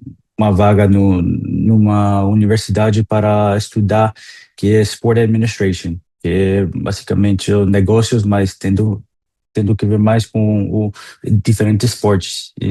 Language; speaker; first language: Portuguese; non-native, fluent; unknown